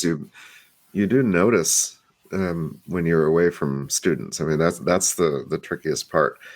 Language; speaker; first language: English; native; English